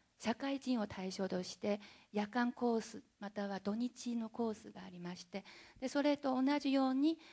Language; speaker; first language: Japanese; non-native, fluent; Chinese